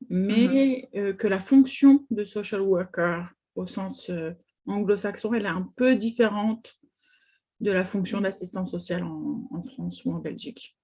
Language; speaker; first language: French; native; French